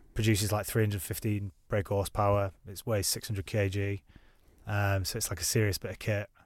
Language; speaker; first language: English; native; English